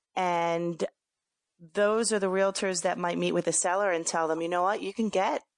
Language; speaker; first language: English; native; English